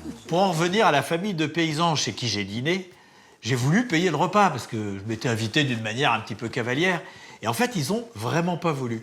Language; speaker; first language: French; native; French